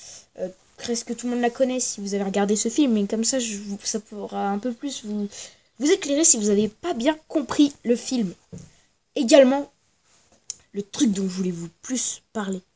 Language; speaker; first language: French; native; French